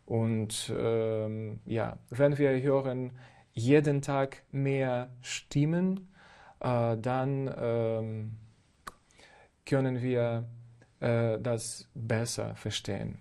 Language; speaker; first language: German; non-native, fluent; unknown